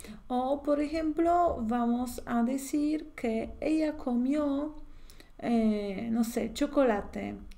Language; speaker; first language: Spanish; non-native, fluent; Polish